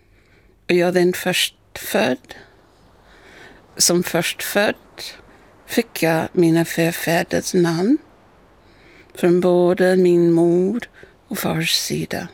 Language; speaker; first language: Swedish; non-native, fluent; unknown